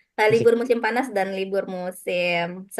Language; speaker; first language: Indonesian; non-native, fluent; Japanese